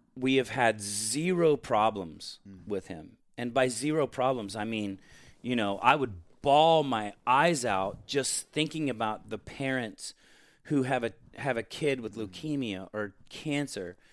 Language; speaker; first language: English; native; English